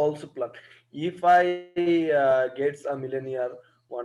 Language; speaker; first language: English; non-native, learner; Bangla